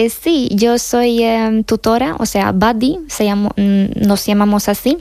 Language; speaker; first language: Spanish; non-native, fluent; Hungarian